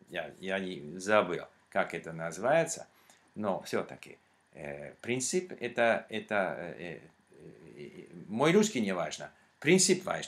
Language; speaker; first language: Russian; non-native, learner; English